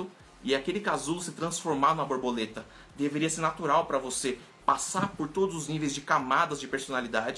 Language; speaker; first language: Portuguese; native; Portuguese